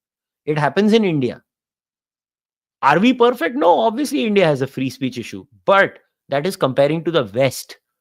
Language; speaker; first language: English; non-native, local second language; Hindi